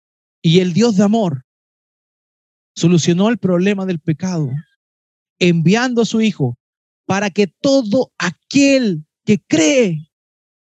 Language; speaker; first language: Spanish; native; Spanish